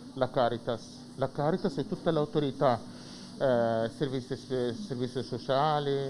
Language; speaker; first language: Italian; non-native, fluent; Arabic